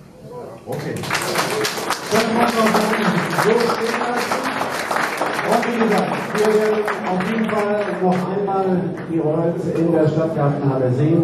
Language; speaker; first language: German; native; German